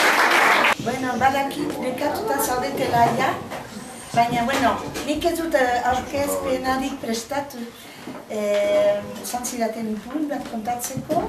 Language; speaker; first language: Basque; non-native, local second language; French